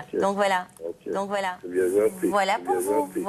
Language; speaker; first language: French; native; French